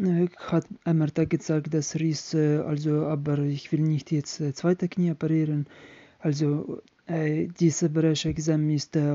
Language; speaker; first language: German; non-native, learner; Ukrainian